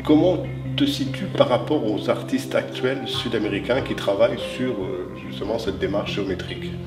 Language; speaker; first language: French; native; French